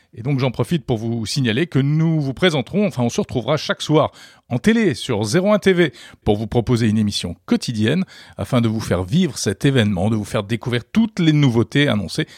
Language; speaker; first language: French; native; French